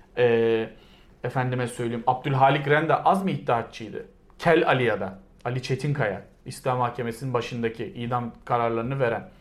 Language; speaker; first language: Turkish; native; Turkish